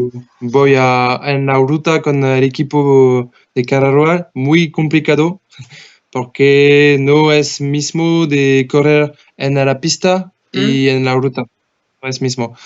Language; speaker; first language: Spanish; non-native, learner; French